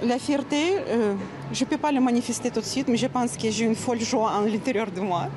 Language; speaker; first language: French; non-native, fluent; Russian